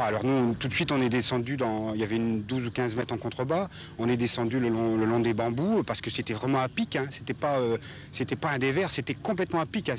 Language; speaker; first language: French; native; French